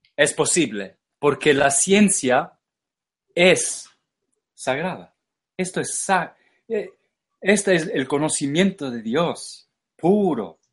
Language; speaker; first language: Spanish; non-native, fluent; English